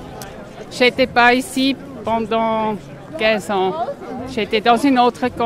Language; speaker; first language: French; non-native, local second language; Swiss German